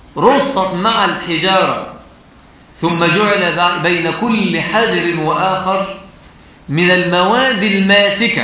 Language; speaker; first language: Arabic; native; Arabic